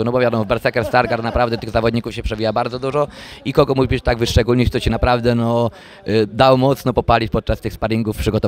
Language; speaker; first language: Polish; native; Polish